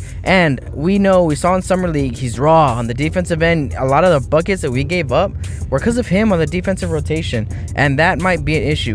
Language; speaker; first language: English; native; English